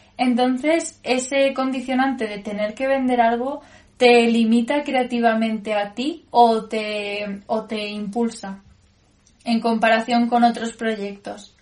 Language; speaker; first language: Spanish; native; Spanish